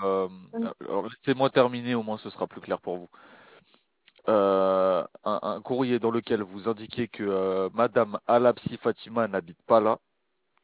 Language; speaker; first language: French; native; French